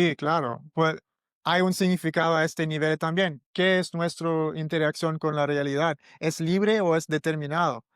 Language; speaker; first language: Spanish; non-native, learner; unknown